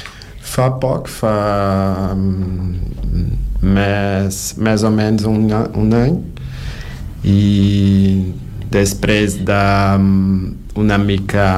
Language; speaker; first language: Catalan; non-native, learner; Portuguese